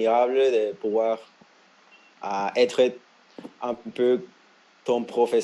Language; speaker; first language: French; non-native, fluent; Spanish